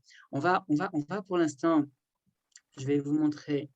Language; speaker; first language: French; native; French